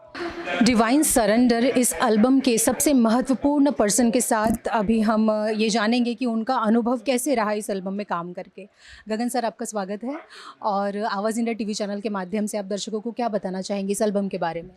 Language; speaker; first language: Hindi; native; Hindi